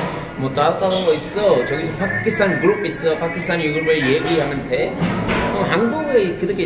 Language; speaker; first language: Korean; non-native, learner; Urdu